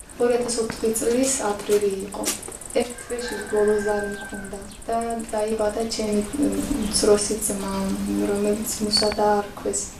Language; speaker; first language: Georgian; non-native, local second language; Azerbaijani